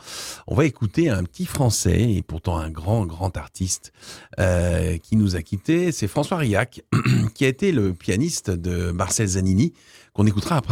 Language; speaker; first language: French; native; French